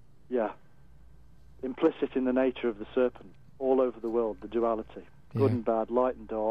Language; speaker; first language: English; native; English